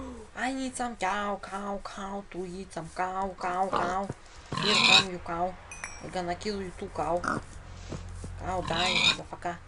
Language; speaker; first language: English; non-native, learner; Lithuanian